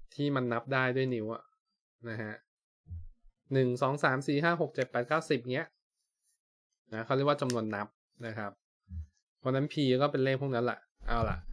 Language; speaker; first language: Thai; native; Thai